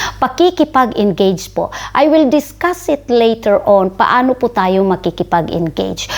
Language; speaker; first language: Filipino; non-native, local second language; Cebuano